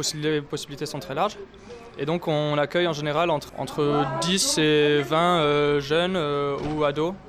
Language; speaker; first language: French; native; French